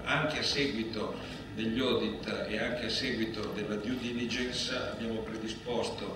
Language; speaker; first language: Italian; native; Italian